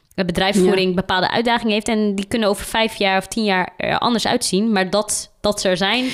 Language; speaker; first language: Dutch; early bilingual, other home language; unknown